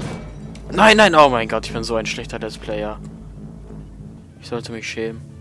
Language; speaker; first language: German; native; German